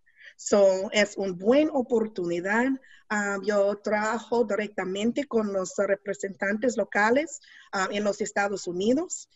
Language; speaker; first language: Spanish; non-native, learner; English